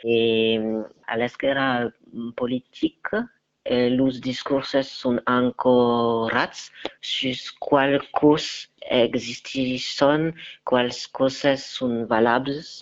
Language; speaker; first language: Catalan; non-native, learner; French